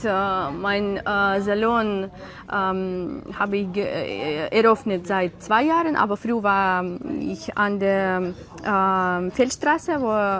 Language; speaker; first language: German; non-native, learner; Ukrainian